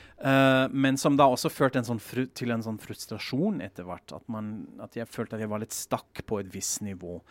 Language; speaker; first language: Norwegian; non-native, fluent; German